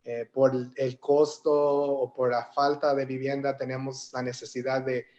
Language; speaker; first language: Spanish; early bilingual, heritage; Spanish